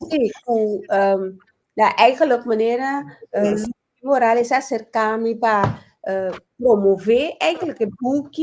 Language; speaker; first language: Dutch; non-native, local second language; Papiamento